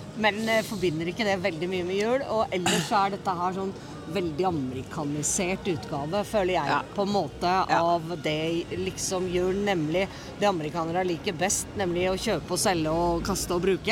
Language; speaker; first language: Norwegian; native; Norwegian